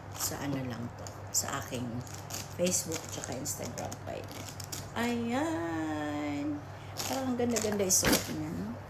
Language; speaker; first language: Filipino; native; Filipino